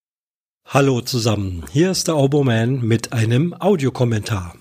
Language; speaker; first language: German; native; German